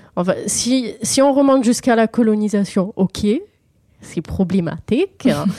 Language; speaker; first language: French; early bilingual, other home language; Arabic